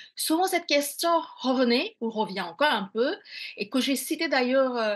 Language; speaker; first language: French; non-native, fluent; Bangla